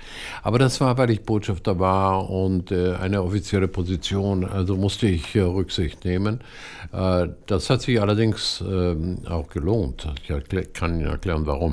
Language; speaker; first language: German; non-native, fluent; Hebrew